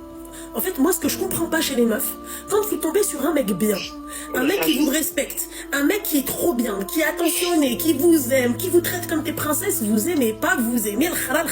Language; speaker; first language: French; native; French